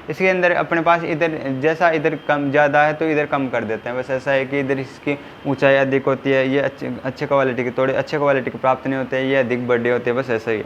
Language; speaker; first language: Hindi; native; Hindi